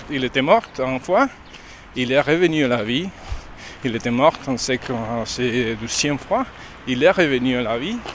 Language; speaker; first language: French; non-native, learner; Spanish